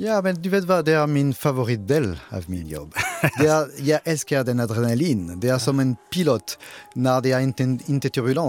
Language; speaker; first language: Swedish; non-native, fluent; French